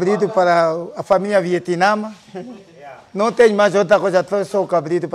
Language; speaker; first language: Portuguese; non-native, local second language; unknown